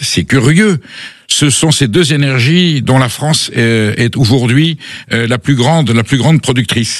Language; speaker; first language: French; native; French